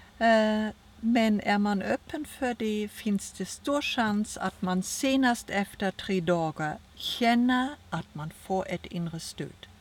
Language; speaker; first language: Swedish; non-native, fluent; German